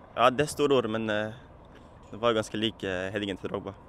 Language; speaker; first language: Norwegian; native; Norwegian